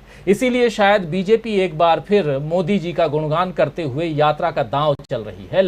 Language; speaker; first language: Hindi; native; Hindi